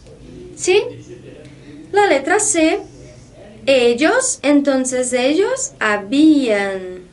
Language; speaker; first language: Spanish; non-native, fluent; Portuguese